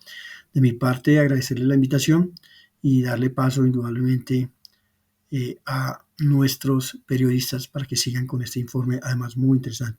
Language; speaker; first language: Spanish; native; Spanish